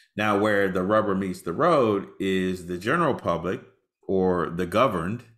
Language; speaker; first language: English; native; English